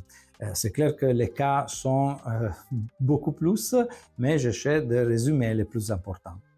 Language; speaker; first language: French; non-native, fluent; Italian